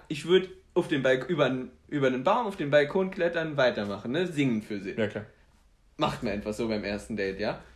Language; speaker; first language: German; early bilingual, other home language; Polish